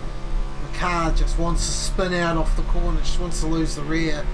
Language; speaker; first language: English; native; English